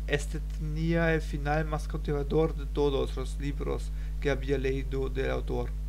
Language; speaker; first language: Spanish; non-native, learner; German